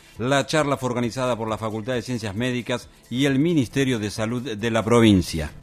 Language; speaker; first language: Spanish; native; Spanish